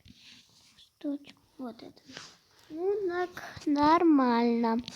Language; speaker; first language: Russian; non-native, local second language; Kazakh